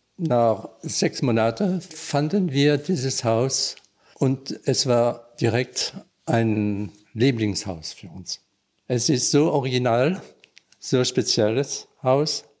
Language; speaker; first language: German; non-native, local second language; French